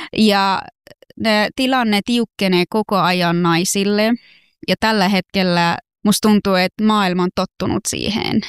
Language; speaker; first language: Finnish; non-native, fluent; Persian